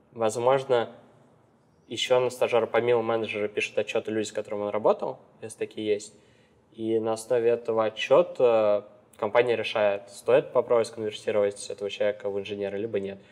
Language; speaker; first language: Russian; native; Russian